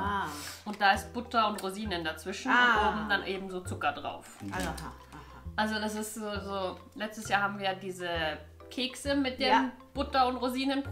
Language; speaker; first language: German; native; German